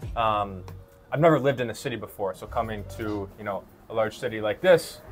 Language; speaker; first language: English; native; English